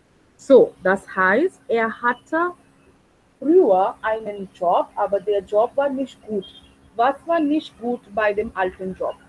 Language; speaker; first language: German; non-native, fluent; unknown